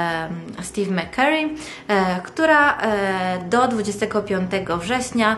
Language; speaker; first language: Polish; non-native, fluent; Italian